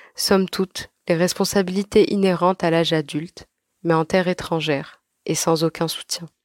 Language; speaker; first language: French; non-native, local second language; Arabic